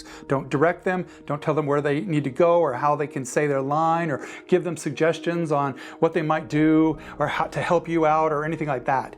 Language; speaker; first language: English; native; English